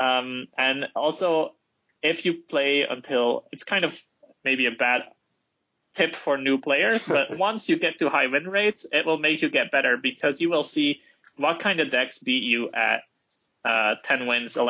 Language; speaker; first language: English; non-native, fluent; Dutch